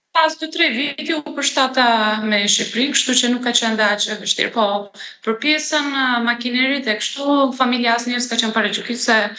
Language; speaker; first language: Albanian; early bilingual, heritage; Turkish